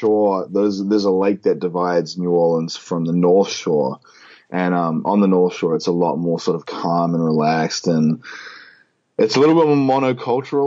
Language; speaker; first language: English; native; English